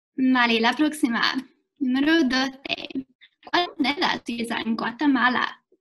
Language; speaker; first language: Spanish; non-native, fluent; English